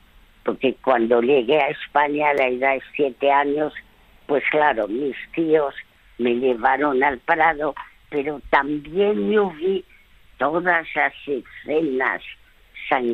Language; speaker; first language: Spanish; early bilingual, other home language; French